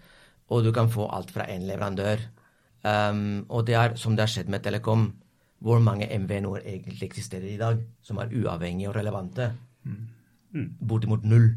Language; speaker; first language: Norwegian; non-native, fluent; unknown